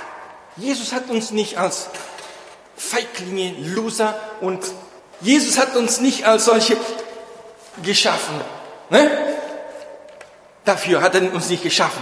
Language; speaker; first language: German; non-native, fluent; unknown